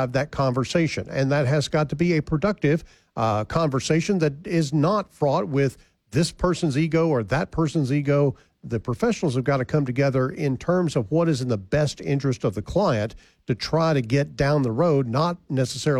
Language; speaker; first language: English; native; English